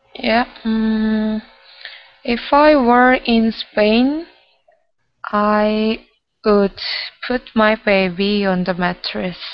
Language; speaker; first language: English; non-native, learner; Korean